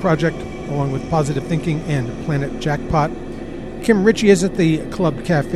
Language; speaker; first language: English; native; English